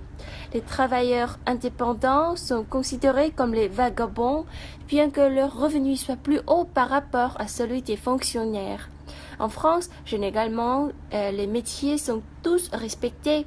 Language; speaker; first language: French; non-native, fluent; Vietnamese